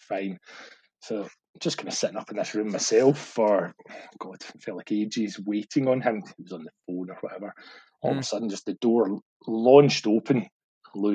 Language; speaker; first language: English; native; English